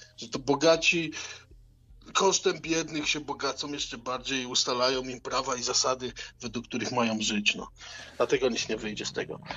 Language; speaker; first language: Polish; native; Polish